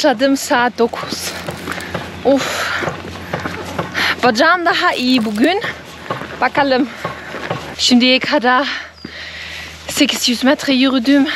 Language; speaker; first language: Turkish; non-native, learner; German